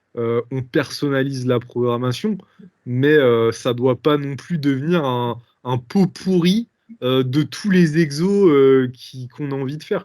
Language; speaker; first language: French; native; French